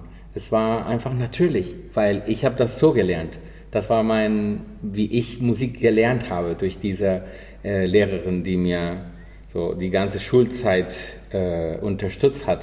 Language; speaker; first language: German; non-native, fluent; Spanish